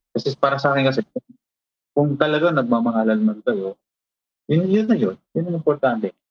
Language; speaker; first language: Filipino; native; Filipino